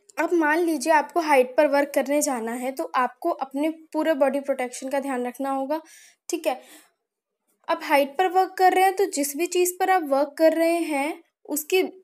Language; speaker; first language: Hindi; native; Hindi